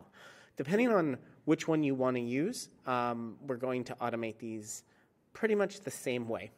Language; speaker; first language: English; native; English